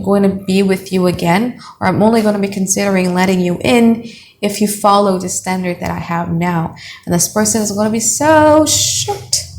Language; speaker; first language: English; non-native, fluent; Indonesian